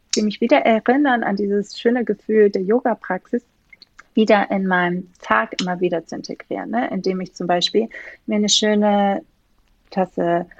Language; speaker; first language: German; non-native, fluent; Greek